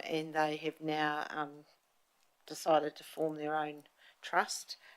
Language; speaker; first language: English; native; English